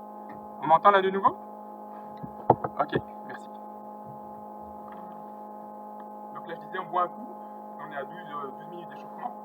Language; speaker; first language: French; native; French